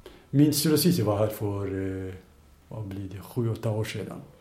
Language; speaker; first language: Swedish; non-native, fluent; Kurdish